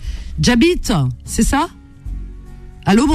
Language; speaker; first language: French; native; French